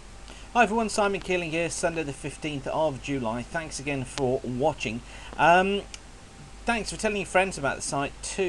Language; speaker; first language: English; native; English